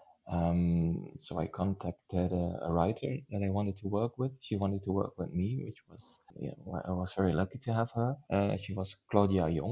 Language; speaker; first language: English; non-native, fluent; Dutch